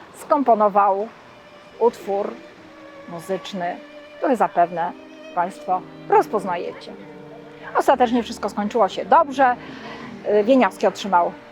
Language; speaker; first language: Polish; native; Polish